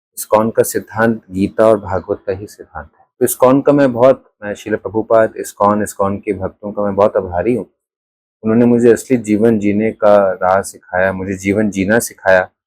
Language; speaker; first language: Hindi; native; Hindi